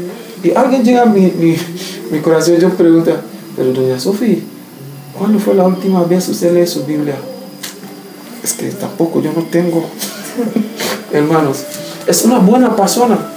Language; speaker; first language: Spanish; non-native, learner; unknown